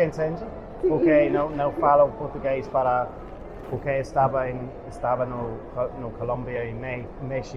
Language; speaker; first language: Portuguese; non-native, learner; English